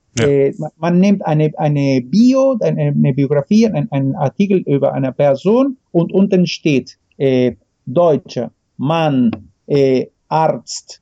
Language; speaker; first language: German; non-native, fluent; Spanish